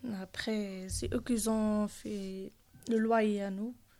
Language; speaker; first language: French; non-native, learner; Arabic